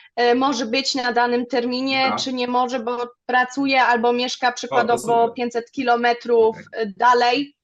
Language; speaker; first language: Polish; early bilingual, other home language; German